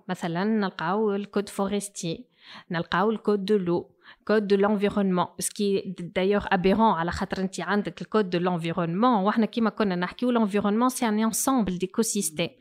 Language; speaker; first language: French; non-native, local second language; Arabic